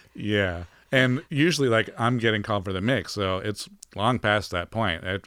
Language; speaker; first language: English; native; English